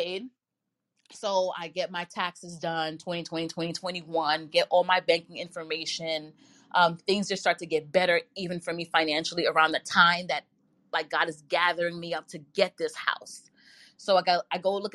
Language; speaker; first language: English; native; English